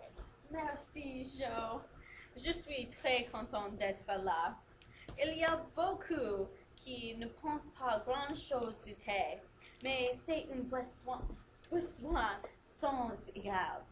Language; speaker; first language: French; non-native, learner; English